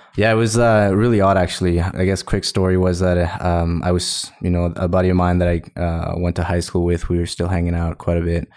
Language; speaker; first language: English; early bilingual, other home language; Spanish